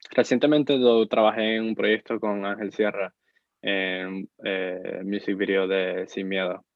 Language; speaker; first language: English; non-native, fluent; Spanish